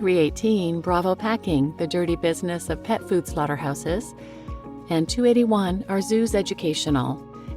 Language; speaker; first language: English; native; English